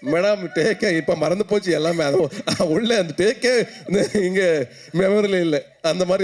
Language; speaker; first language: Tamil; non-native, local second language; Kannada